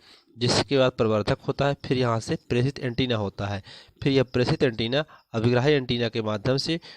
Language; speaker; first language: Hindi; native; Hindi